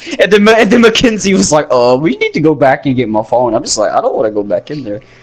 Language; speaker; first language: English; native; English